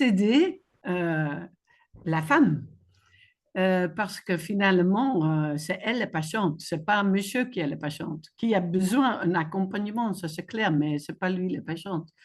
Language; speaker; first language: French; non-native, fluent; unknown